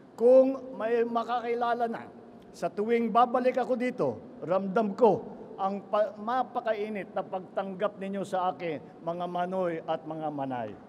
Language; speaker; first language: Filipino; native; Filipino